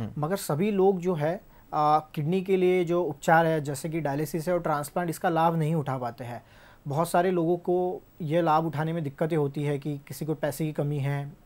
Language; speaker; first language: Hindi; native; Hindi